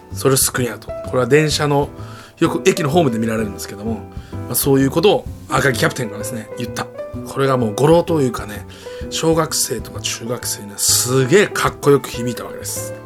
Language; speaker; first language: Japanese; native; Japanese